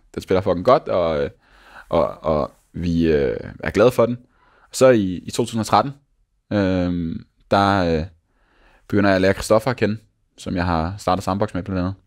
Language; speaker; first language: Danish; native; Danish